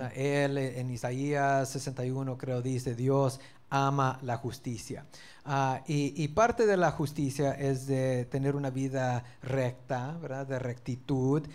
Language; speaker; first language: Spanish; early bilingual, heritage; Spanish